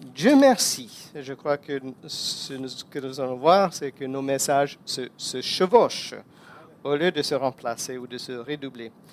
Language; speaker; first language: French; non-native, fluent; English